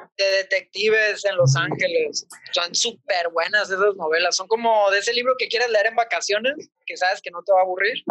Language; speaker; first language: Spanish; native; Spanish